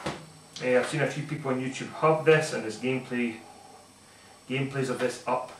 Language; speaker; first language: English; native; English